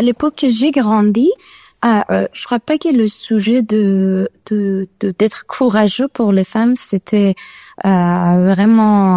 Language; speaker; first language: French; non-native, learner; Persian